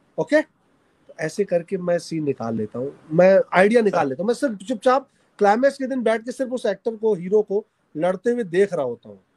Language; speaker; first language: Hindi; native; Hindi